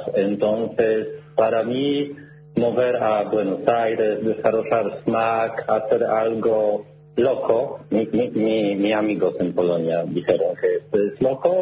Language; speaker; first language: Spanish; non-native, learner; Polish